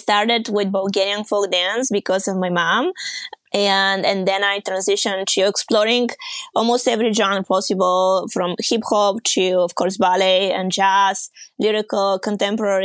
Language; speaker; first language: English; non-native, fluent; Bulgarian